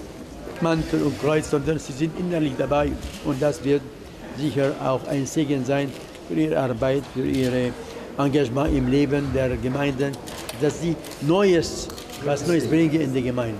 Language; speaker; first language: German; non-native, fluent; Arabic